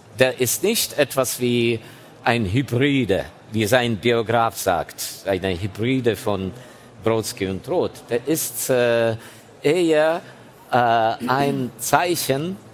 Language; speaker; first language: German; non-native, fluent; Ukrainian